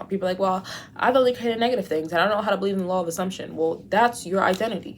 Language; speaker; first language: English; native; English